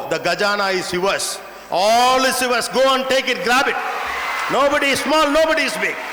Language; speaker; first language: English; non-native, local second language; Tamil